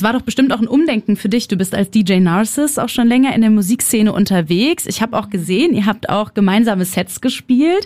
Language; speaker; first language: German; native; German